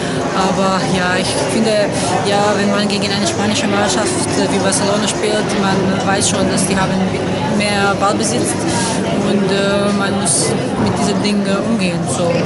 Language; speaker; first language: German; non-native, fluent; Serbian